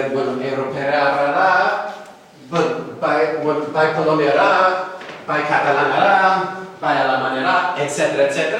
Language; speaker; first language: Basque; non-native, fluent; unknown